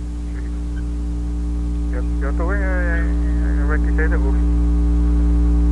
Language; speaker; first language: Spanish; native; Spanish